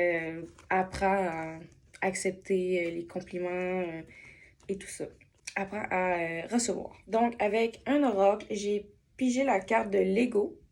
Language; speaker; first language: French; native; French